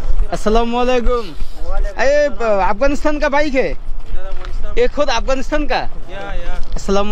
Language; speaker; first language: Hindi; non-native, learner; Bangla